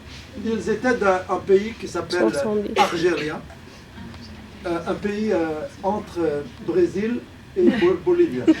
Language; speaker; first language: French; early bilingual, other home language; Arabic